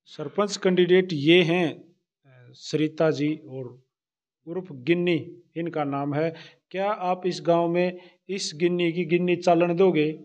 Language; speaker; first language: Hindi; native; Hindi